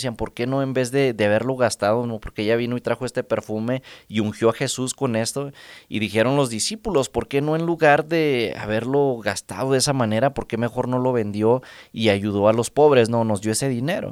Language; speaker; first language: Spanish; native; Spanish